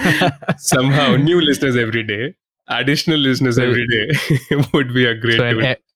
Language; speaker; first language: English; non-native, local second language; Hindi